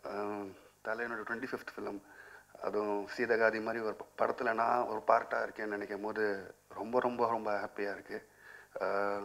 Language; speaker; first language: Tamil; non-native, local second language; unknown